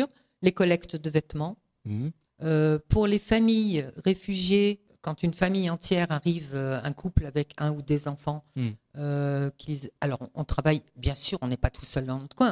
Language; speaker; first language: French; native; French